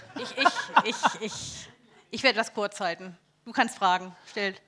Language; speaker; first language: German; native; German